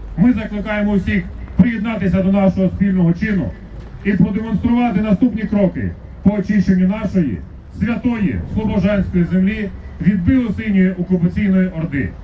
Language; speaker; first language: Ukrainian; native; Ukrainian